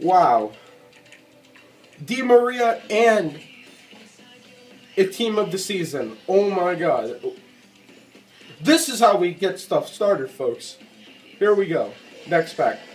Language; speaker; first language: English; native; English